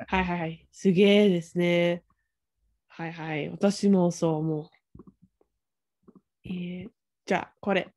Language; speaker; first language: Japanese; non-native, fluent; English